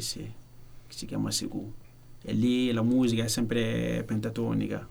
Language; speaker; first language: Italian; non-native, learner; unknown